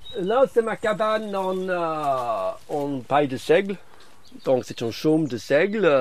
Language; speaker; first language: French; non-native, fluent; German